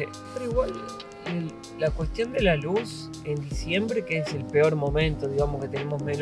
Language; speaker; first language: Spanish; native; Spanish